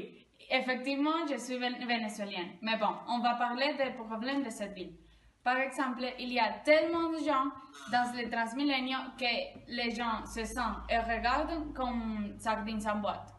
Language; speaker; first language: French; non-native, learner; Spanish